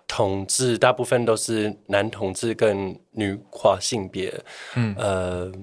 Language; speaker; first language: Chinese; non-native, fluent; English